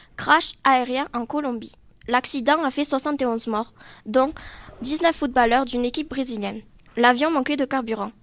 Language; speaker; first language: French; native; French